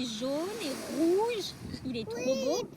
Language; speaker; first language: French; native; French